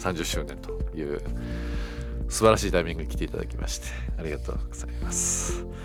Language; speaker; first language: Japanese; native; Japanese